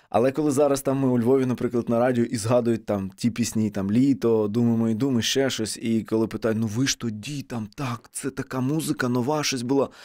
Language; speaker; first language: Ukrainian; non-native, local second language; Russian